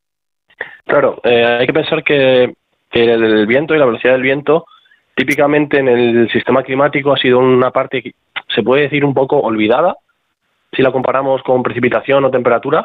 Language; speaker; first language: Spanish; native; Spanish